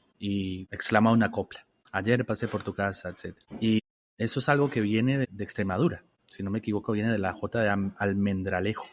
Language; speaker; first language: Spanish; native; Spanish